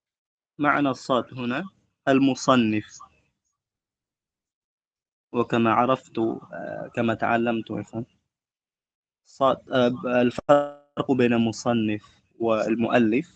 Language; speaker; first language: Arabic; non-native, fluent; Indonesian